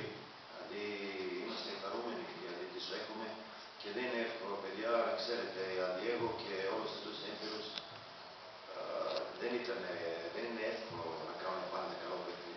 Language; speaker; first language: Greek; non-native, fluent; Serbian